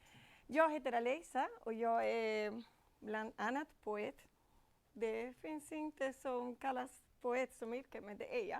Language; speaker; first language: Swedish; non-native, fluent; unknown